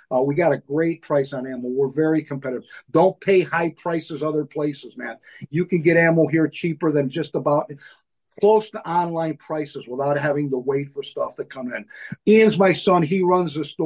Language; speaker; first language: English; native; English